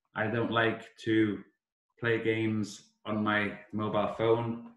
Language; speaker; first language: English; native; English